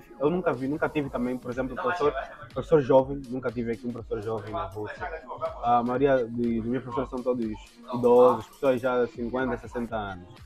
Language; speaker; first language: Portuguese; native; Portuguese